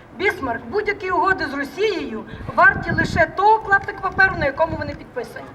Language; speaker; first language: Ukrainian; native; Ukrainian